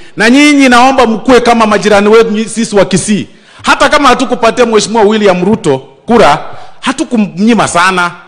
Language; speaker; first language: Swahili; non-native, local second language; Gusii